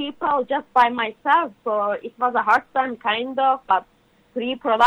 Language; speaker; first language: English; non-native, learner; Turkish